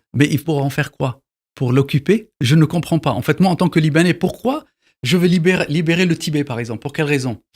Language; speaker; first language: French; non-native, local second language; Arabic